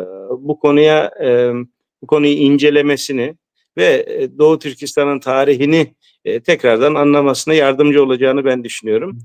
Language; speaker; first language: Turkish; early bilingual, heritage; Turkish